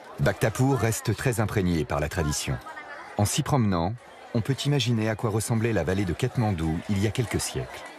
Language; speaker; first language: French; native; French